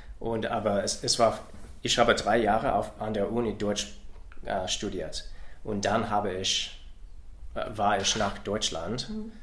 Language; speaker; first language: German; non-native, learner; English